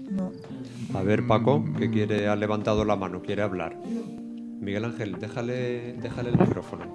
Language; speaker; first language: Spanish; native; Spanish